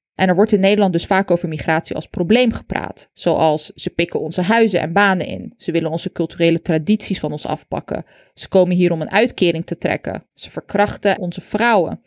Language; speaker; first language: Dutch; early bilingual, other home language; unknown